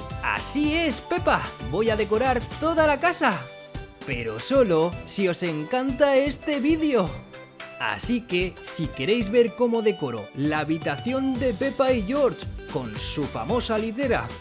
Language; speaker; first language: Spanish; native; Spanish